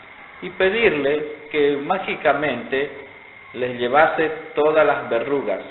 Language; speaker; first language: Spanish; non-native, local second language; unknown